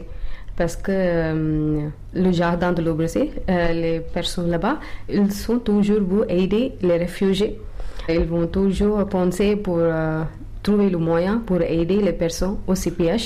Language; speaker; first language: French; non-native, learner; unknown